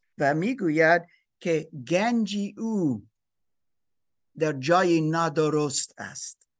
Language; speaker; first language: Persian; non-native, learner; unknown